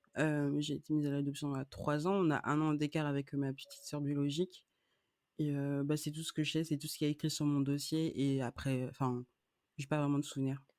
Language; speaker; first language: French; native; French